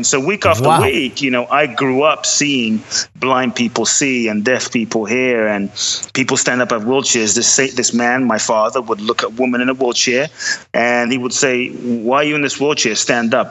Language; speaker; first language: English; native; English